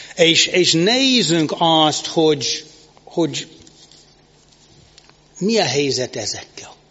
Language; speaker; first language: Hungarian; non-native, learner; English